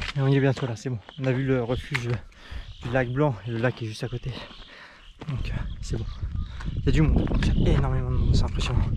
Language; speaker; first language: French; native; French